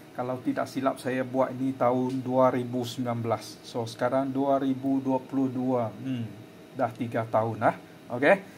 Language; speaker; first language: Malay; non-native, local second language; Chinese